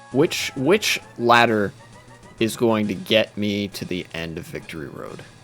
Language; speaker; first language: English; native; English